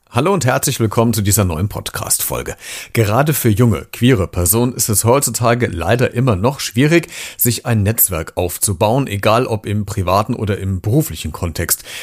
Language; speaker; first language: German; native; German